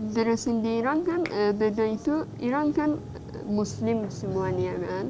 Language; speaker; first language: Indonesian; non-native, fluent; Persian